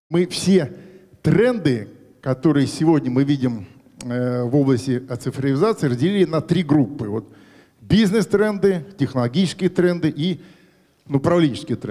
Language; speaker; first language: Russian; native; Russian